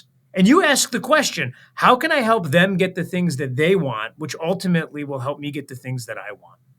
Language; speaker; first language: English; native; English